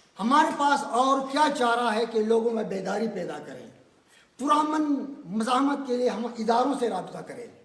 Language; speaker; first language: Urdu; non-native, local second language; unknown